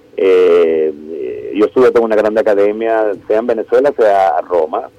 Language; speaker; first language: Italian; non-native, fluent; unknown